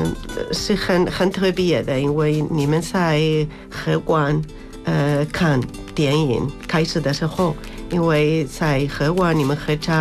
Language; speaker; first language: Chinese; non-native, learner; Spanish